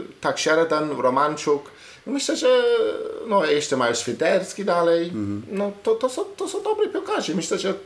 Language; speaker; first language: Polish; non-native, learner; English